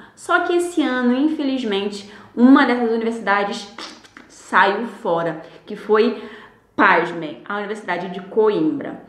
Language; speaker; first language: Portuguese; native; Portuguese